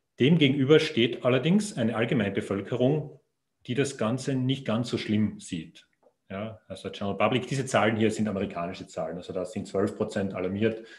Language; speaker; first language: German; native; German